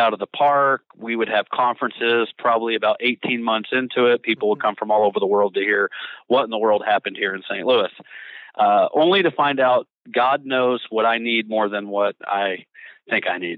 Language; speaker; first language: English; native; English